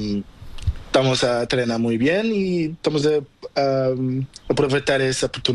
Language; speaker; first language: Spanish; non-native, learner; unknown